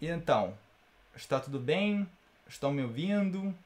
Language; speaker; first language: Portuguese; non-native, fluent; Italian